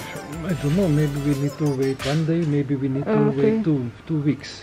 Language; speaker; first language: English; non-native, learner; Dutch